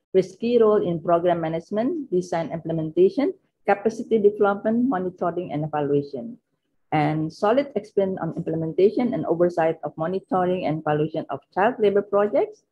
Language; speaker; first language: English; non-native, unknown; Indonesian